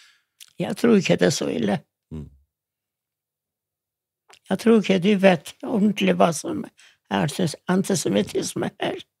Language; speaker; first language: Norwegian; non-native, fluent; Yiddish